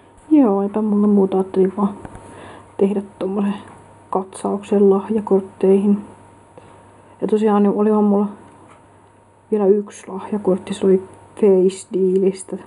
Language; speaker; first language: Finnish; native; Finnish